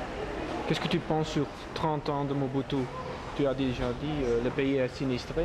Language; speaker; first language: French; non-native, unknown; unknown